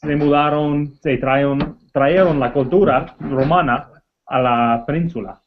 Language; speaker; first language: Spanish; non-native, learner; English